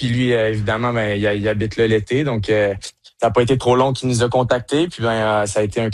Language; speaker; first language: French; native; French